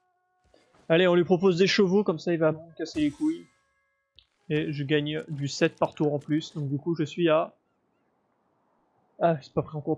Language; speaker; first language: French; native; French